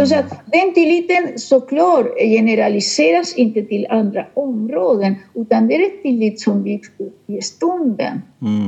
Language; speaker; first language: Swedish; non-native, fluent; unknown